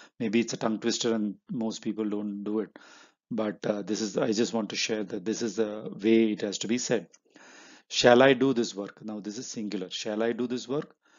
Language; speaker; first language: English; non-native, local second language; Hindi